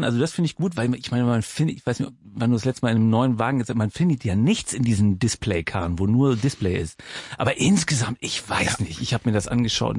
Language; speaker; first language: German; native; German